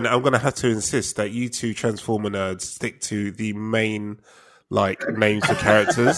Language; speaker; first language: English; native; English